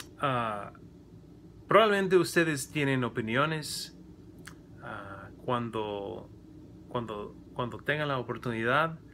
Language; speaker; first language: Spanish; non-native, learner; English